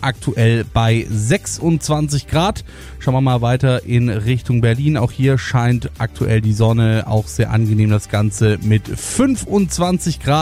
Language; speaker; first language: German; native; German